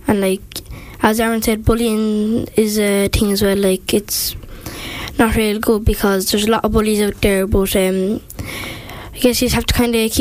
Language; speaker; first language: English; native; English